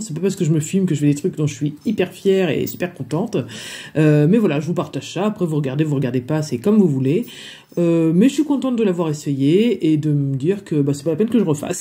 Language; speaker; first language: French; native; French